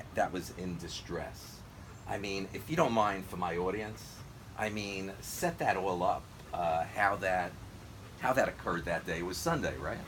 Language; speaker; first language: English; native; English